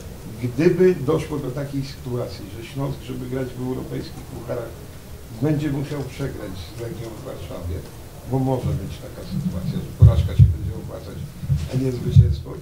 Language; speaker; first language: Polish; native; Polish